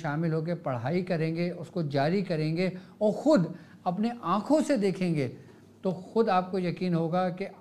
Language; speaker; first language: Urdu; native; Urdu